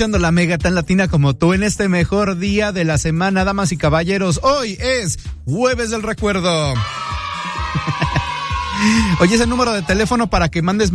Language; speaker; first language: Spanish; early bilingual, heritage; Spanish